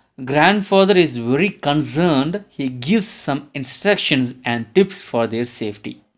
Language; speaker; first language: English; non-native, local second language; Tamil